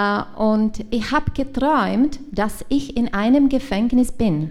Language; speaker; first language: German; non-native, learner; Czech